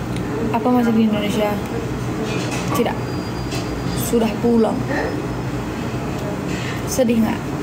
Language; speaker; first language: Indonesian; non-native, fluent; Turkish